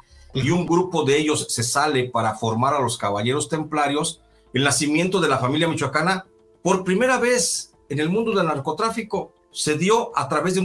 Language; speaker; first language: Spanish; native; Spanish